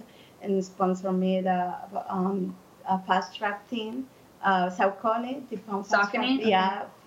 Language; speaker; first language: English; non-native, learner; Spanish